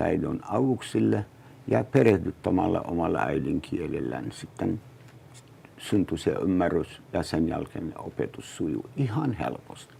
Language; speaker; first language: Finnish; non-native, learner; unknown